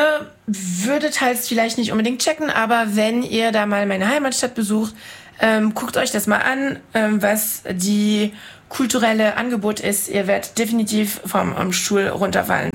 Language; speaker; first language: German; non-native, fluent; French